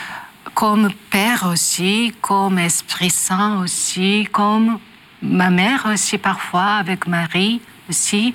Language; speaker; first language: French; non-native, learner; Japanese